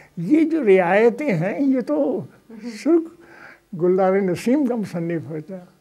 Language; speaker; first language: Urdu; native; Urdu